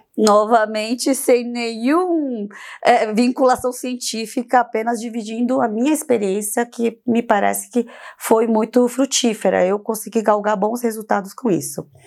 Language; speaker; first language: Portuguese; early bilingual, other home language; Korean